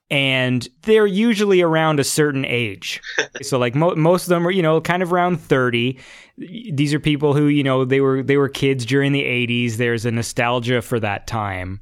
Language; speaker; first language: English; native; English